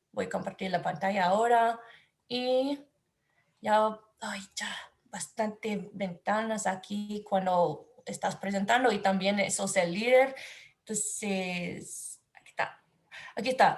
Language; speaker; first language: Spanish; non-native, learner; English